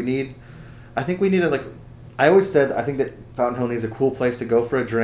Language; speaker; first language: English; native; English